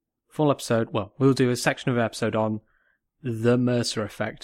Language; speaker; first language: English; native; English